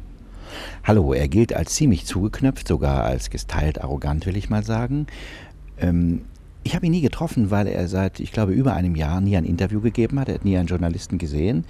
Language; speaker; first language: German; native; German